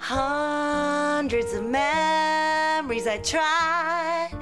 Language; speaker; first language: English; native; English